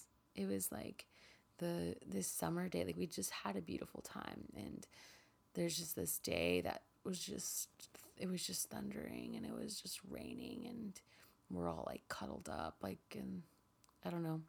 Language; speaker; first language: English; native; English